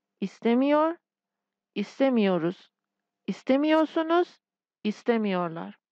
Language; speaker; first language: Turkish; non-native, fluent; Persian